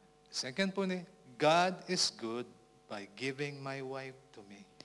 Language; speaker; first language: English; non-native, local second language; Filipino